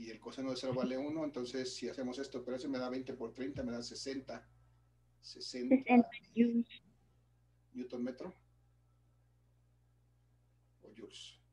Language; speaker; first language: Spanish; native; Spanish